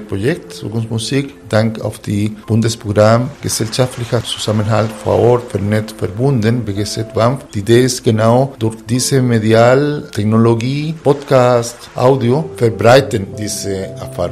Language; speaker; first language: German; non-native, fluent; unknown